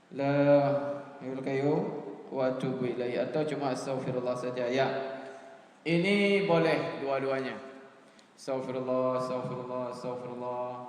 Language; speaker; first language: Malay; non-native, local second language; Achinese